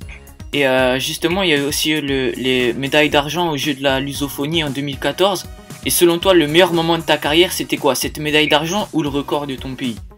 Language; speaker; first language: French; native; French